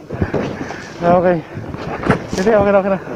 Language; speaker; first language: Russian; non-native, learner; Filipino